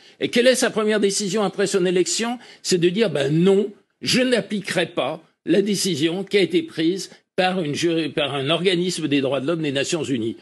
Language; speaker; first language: French; native; French